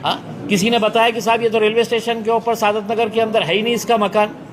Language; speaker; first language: Hindi; non-native, local second language; Marathi